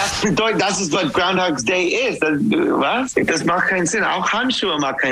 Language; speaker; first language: German; non-native, learner; English